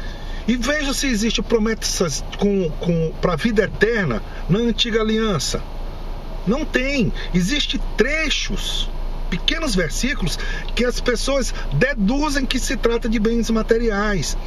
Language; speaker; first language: Portuguese; native; Portuguese